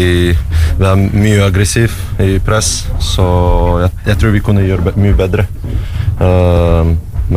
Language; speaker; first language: Norwegian; non-native, learner; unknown